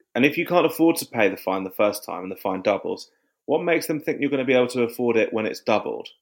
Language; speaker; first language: English; native; English